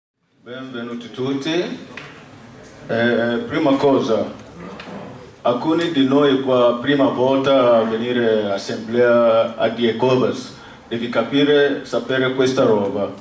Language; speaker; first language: Italian; non-native, learner; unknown